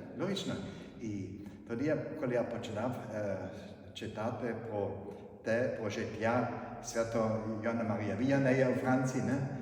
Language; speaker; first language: Ukrainian; non-native, fluent; German